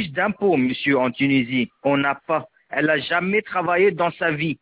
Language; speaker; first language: French; non-native, local second language; Arabic